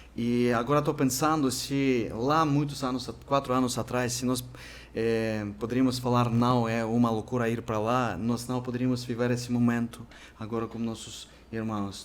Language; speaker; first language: Portuguese; non-native, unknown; Ukrainian